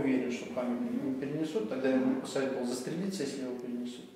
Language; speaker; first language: Russian; native; Russian